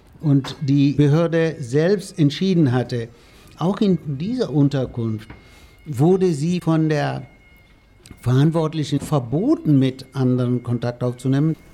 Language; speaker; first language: German; non-native, fluent; Arabic